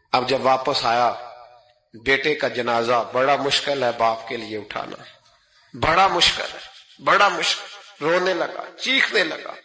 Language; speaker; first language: Urdu; non-native, local second language; Punjabi